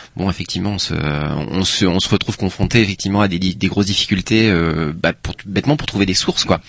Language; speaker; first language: French; native; French